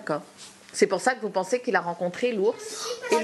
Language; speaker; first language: French; native; French